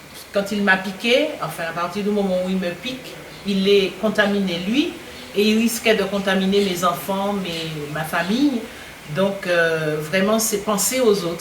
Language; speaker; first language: French; native; French